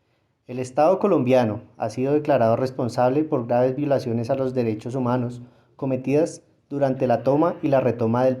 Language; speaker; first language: Spanish; native; Spanish